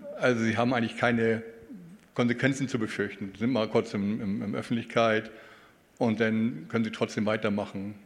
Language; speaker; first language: German; native; German